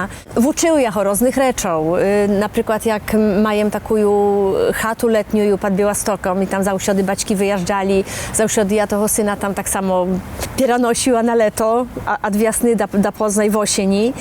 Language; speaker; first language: Polish; non-native, local second language; Belarusian